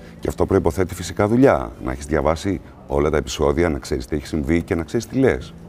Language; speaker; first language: Greek; native; Greek